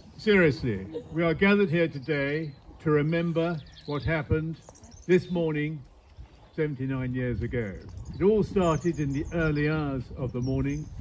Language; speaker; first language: English; native; English